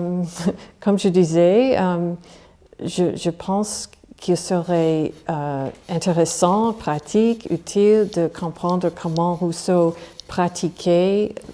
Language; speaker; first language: French; non-native, fluent; English